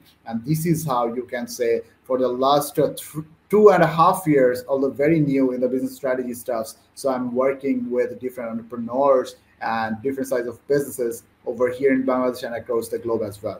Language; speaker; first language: English; non-native, local second language; Bangla